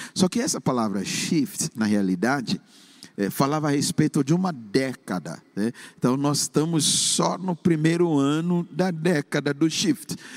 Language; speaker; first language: Portuguese; non-native, fluent; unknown